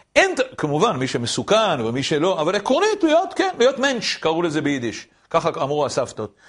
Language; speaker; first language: Hebrew; native; Hebrew